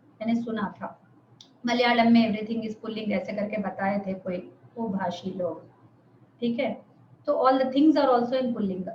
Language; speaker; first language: Hindi; non-native, local second language; Telugu